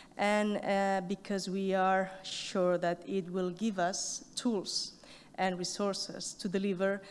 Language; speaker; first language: English; non-native, fluent; Catalan